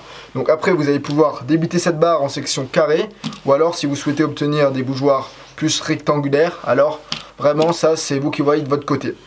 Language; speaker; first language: French; native; French